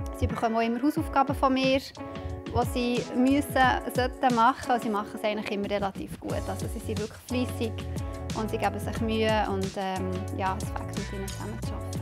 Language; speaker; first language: German; native; German